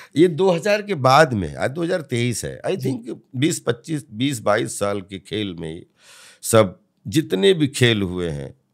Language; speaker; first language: Hindi; native; Hindi